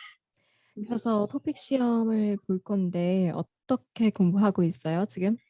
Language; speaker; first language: Korean; non-native, fluent; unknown